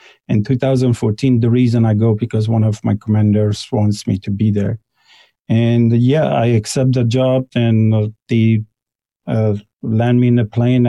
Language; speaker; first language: English; non-native, fluent; Persian